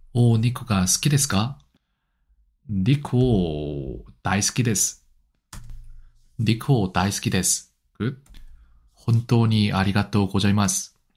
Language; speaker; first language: Japanese; non-native, learner; Korean